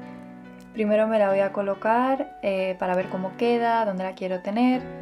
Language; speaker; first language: Spanish; native; Spanish